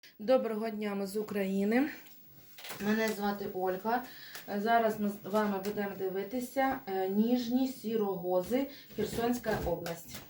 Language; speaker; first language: Ukrainian; non-native, local second language; Russian